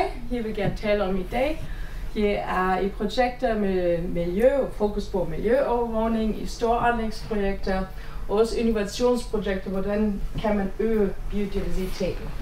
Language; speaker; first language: Danish; non-native, fluent; German